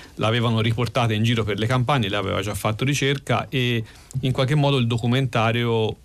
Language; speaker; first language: Italian; native; Italian